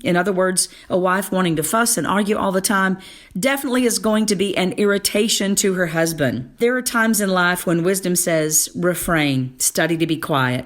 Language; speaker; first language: English; native; English